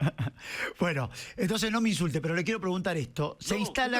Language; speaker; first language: Spanish; native; Spanish